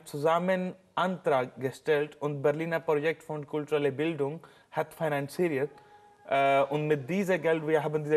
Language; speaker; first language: German; non-native, learner; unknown